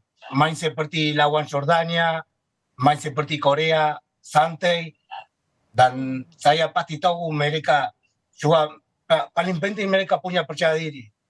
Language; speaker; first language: Indonesian; non-native, fluent; Spanish